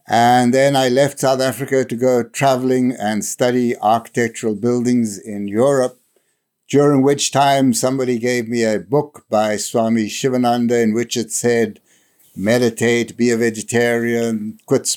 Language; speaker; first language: English; native; English